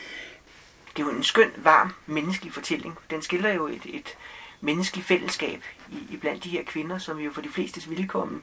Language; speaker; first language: Danish; native; Danish